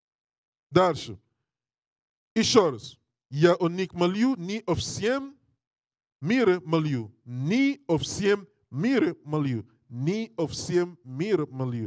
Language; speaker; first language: Russian; non-native, learner; English